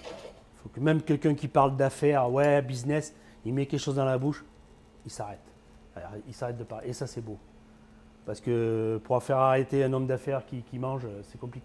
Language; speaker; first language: French; native; French